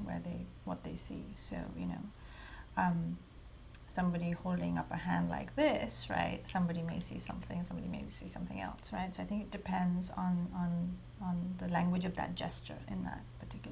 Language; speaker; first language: English; non-native, local second language; Hindi